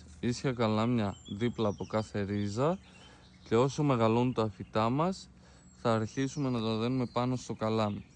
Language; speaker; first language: Greek; native; Greek